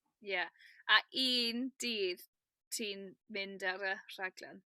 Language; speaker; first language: Welsh; non-native, learner; English